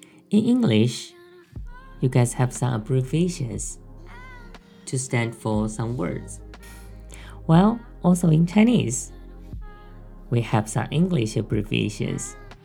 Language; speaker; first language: English; non-native, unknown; Chinese